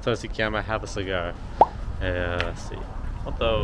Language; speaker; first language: Italian; non-native, fluent; English